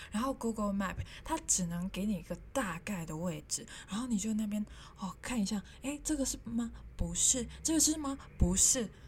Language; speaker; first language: Chinese; non-native, local second language; Cantonese